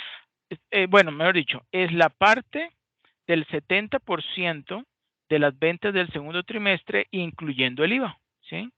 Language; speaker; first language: Spanish; native; Spanish